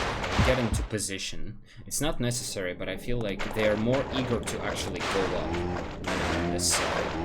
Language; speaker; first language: English; non-native, fluent; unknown